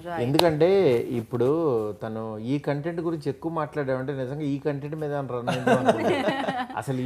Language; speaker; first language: Telugu; native; Telugu